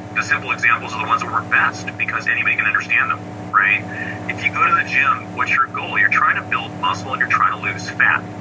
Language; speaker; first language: English; native; English